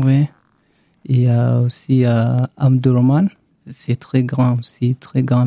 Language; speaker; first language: French; non-native, learner; Arabic